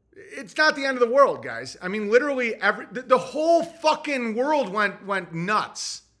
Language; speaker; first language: English; native; English